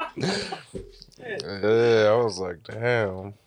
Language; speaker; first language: English; native; English